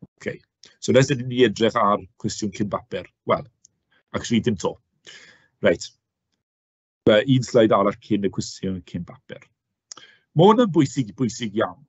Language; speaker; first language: Welsh; native; Welsh